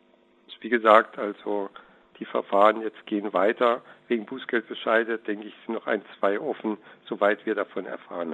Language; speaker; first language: German; native; German